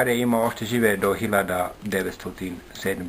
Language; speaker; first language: Bulgarian; non-native, learner; Finnish